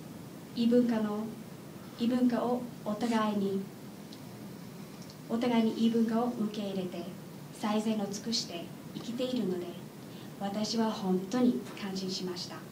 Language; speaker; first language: Japanese; non-native, learner; English